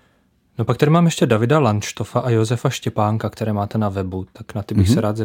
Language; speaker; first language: Czech; native; Czech